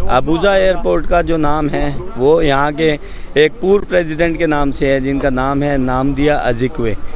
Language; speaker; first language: Hindi; native; Hindi